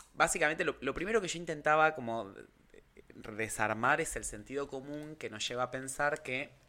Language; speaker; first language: Spanish; native; Spanish